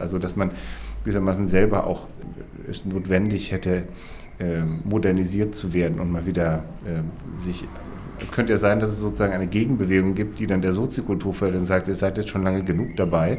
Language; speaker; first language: German; native; German